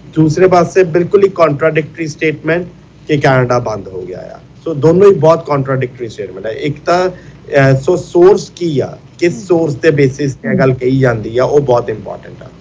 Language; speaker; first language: Punjabi; early bilingual, heritage; Punjabi